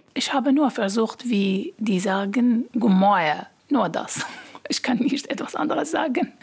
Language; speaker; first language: German; non-native, learner; Arabic